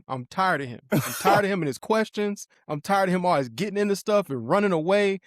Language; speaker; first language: English; native; English